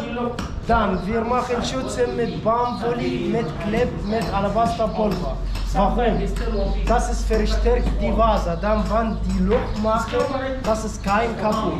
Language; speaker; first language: German; non-native, learner; Arabic